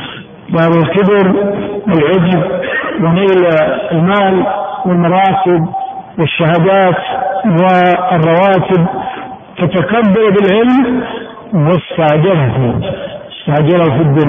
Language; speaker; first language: Arabic; native; Arabic